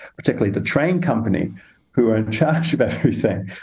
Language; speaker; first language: English; native; English